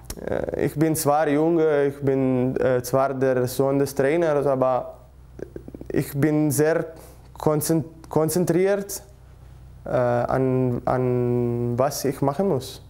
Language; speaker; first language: German; non-native, learner; Italian